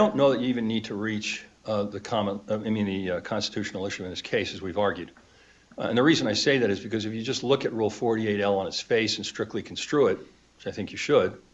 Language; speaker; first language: English; native; English